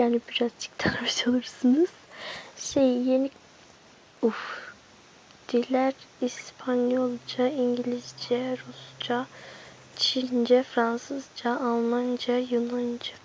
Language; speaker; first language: Turkish; early bilingual, heritage; Turkish